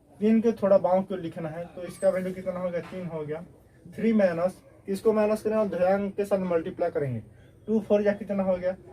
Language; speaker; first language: Hindi; native; Hindi